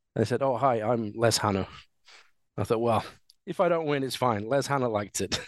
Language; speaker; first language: English; native; English